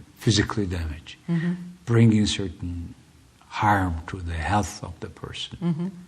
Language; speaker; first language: English; non-native, fluent; Mongolian